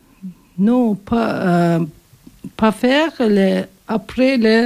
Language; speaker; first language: French; non-native, learner; Turkish